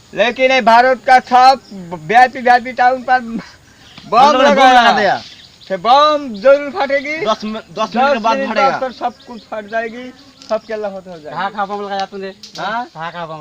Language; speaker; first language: Hindi; non-native, local second language; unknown